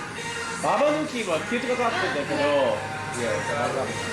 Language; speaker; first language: Japanese; non-native, learner; English